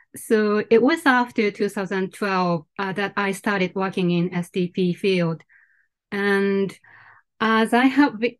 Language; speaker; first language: English; non-native, fluent; Japanese